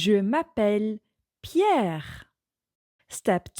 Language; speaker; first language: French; non-native, fluent; English